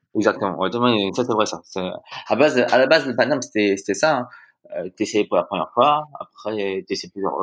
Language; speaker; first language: French; early bilingual, other home language; Vietnamese